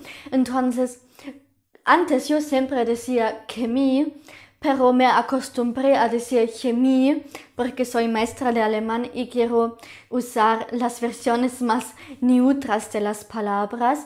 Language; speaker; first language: Spanish; non-native, fluent; German